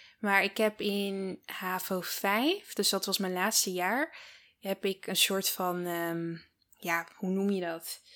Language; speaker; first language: Dutch; early bilingual, other home language; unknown